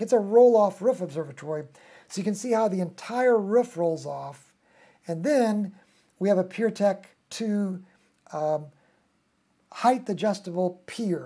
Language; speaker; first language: English; native; English